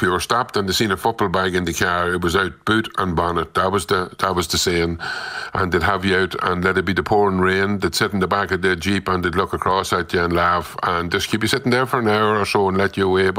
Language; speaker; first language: English; native; English